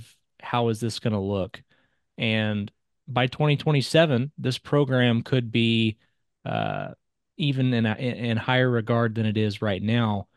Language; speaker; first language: English; native; English